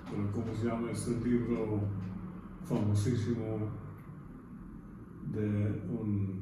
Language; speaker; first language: Spanish; non-native, fluent; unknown